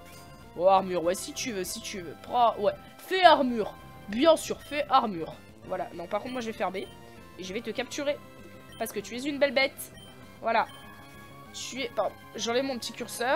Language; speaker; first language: French; native; French